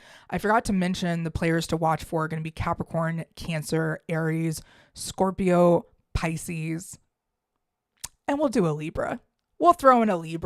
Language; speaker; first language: English; native; English